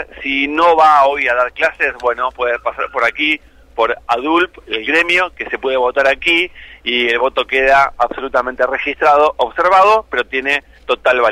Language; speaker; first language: Spanish; native; Spanish